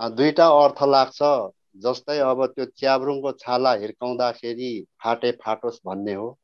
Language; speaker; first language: Nepali; non-native, local second language; Limbu